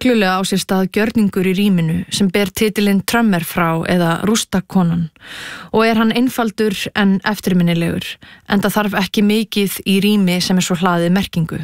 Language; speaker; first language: Icelandic; native; Icelandic